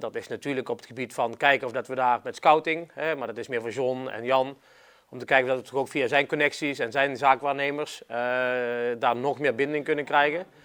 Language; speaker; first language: Dutch; native; Dutch